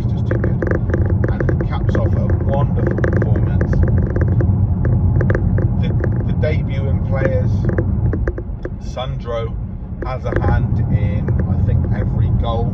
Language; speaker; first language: English; native; English